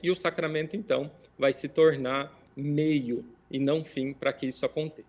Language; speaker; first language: Portuguese; native; Portuguese